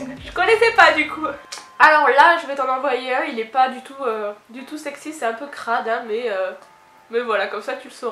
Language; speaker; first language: French; native; French